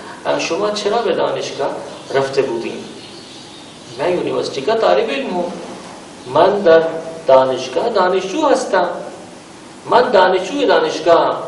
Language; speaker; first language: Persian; non-native, fluent; Urdu